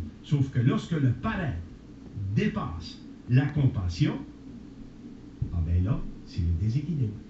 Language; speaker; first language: French; native; French